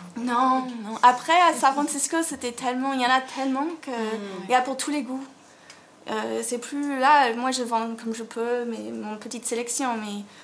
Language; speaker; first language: French; non-native, fluent; English